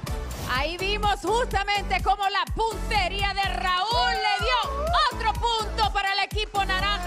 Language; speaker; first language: Spanish; native; Spanish